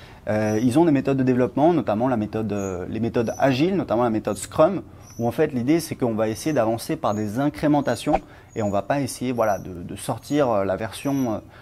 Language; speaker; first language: French; native; French